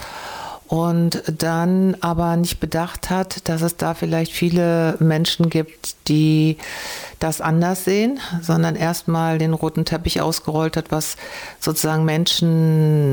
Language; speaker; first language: German; native; German